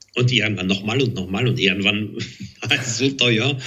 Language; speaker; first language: German; non-native, fluent; French